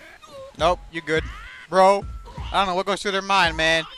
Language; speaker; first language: English; native; English